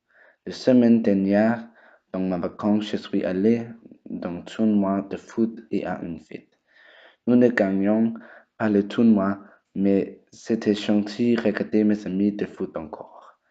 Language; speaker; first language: French; non-native, learner; Danish